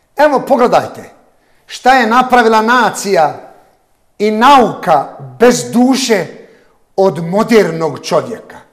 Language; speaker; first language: Serbian; non-native, local second language; Albanian